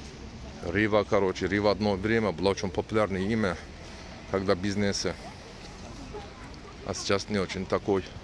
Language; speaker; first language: Russian; non-native, learner; Turkish